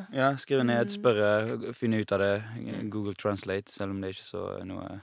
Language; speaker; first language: Norwegian; non-native, fluent; Persian